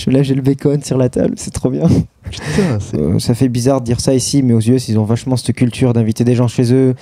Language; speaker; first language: French; native; French